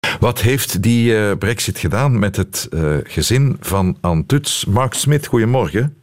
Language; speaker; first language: Dutch; native; Dutch